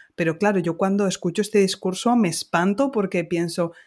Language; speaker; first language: Spanish; native; Spanish